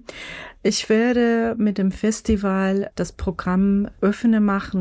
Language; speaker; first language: German; non-native, fluent; Persian